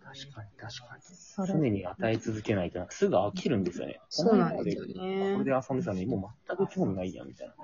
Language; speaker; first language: Japanese; native; Japanese